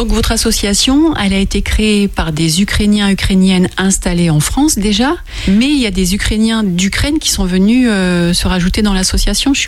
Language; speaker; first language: French; native; French